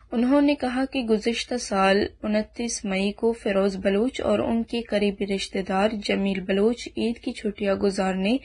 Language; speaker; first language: Urdu; non-native, local second language; Baluchi